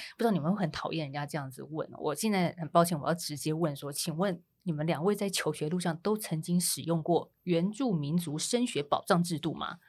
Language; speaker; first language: Chinese; native; Chinese